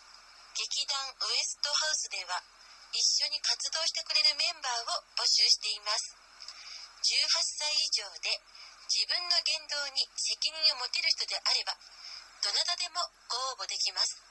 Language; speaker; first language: Japanese; native; Japanese